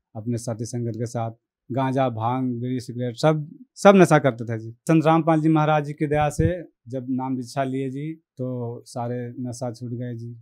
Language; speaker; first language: Hindi; native; Hindi